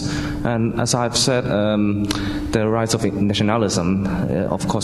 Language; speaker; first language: English; non-native, local second language; Cantonese